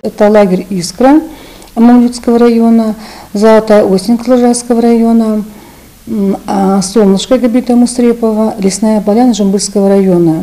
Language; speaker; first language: Russian; non-native, local second language; Kazakh